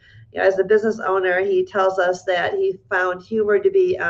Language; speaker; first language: English; native; English